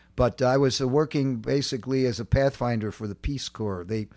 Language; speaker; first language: English; native; English